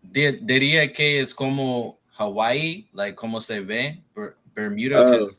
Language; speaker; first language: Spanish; non-native, learner; English